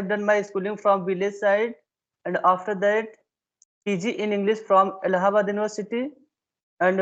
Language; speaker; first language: English; non-native, learner; Hindi